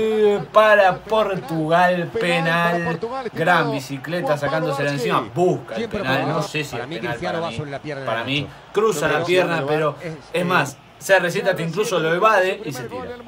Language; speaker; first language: Spanish; native; Spanish